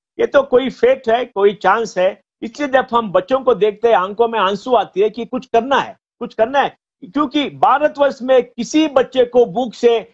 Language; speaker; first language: Hindi; non-native, local second language; Konkani